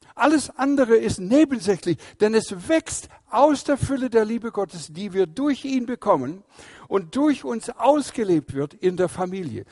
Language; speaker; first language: German; non-native, fluent; English